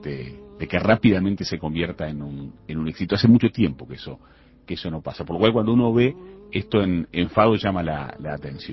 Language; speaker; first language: Spanish; native; Spanish